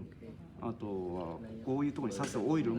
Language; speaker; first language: Japanese; native; Japanese